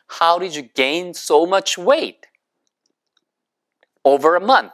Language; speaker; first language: English; non-native, fluent; Korean